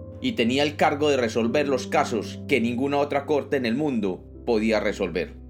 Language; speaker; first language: Spanish; native; Spanish